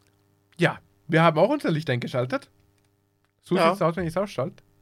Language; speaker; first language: German; native; German